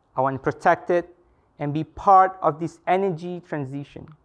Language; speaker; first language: English; non-native, local second language; Malay